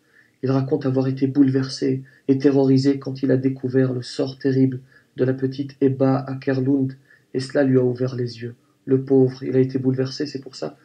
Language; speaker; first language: French; native; French